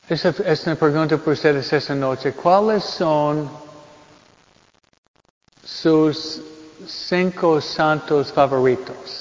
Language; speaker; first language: Spanish; non-native, fluent; English